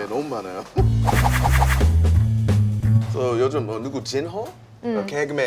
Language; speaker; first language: Korean; non-native, learner; English